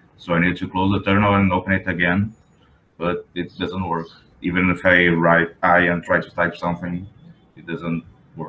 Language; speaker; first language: English; non-native, fluent; Portuguese